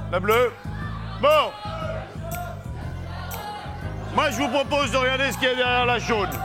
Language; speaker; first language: French; native; French